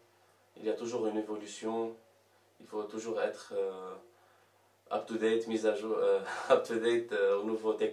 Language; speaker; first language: French; non-native, local second language; Arabic